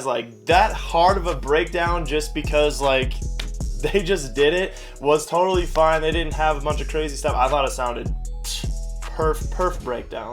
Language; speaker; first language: English; native; English